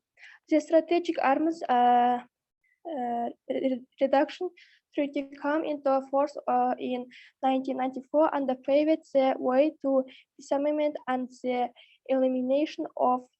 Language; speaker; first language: English; non-native, learner; Kazakh